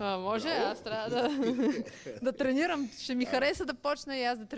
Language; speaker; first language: Bulgarian; native; Bulgarian